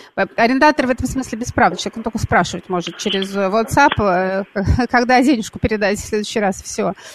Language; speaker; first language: Russian; native; Russian